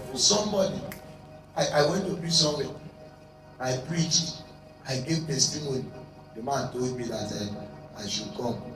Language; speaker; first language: English; non-native, local second language; Igbo